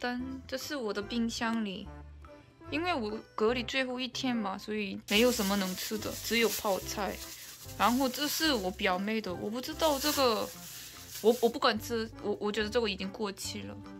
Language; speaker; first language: Chinese; non-native, fluent; Korean